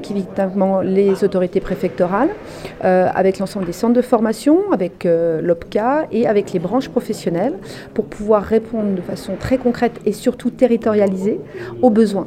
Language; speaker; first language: French; native; French